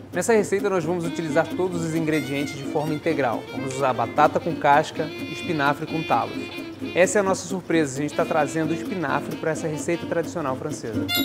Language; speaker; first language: Portuguese; native; Portuguese